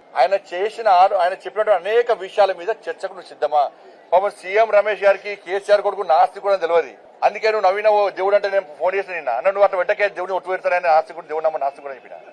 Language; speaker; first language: Telugu; native; Telugu